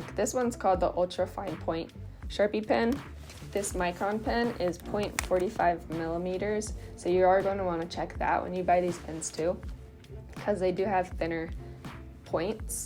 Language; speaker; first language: English; native; English